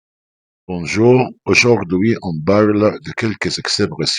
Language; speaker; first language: French; non-native, fluent; Arabic